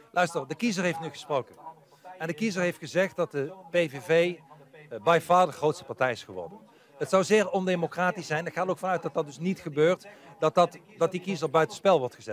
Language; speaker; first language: Dutch; native; Dutch